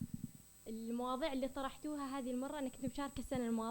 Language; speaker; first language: Arabic; native; Arabic